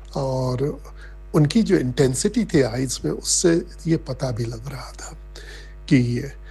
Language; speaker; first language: Hindi; non-native, local second language; Bangla